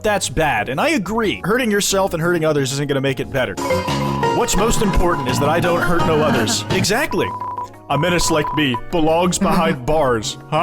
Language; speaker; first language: English; native; English